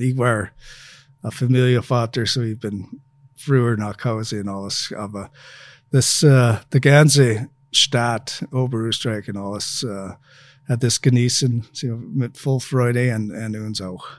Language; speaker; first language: German; non-native, fluent; English